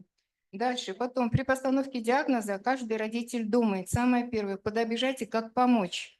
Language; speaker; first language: Russian; native; Russian